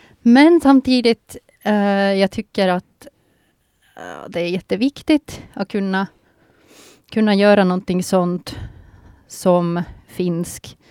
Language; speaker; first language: Swedish; non-native, local second language; Finnish